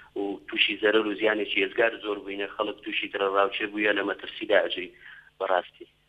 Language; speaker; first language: Central Kurdish; native; Central Kurdish